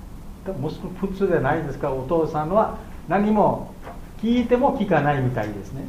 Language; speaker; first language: Japanese; non-native, learner; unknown